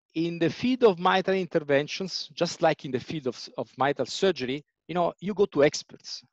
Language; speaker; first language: English; non-native, fluent; Italian